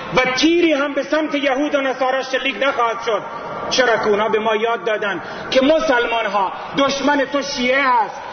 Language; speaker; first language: Persian; native; Persian